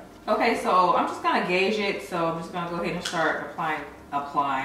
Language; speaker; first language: English; native; English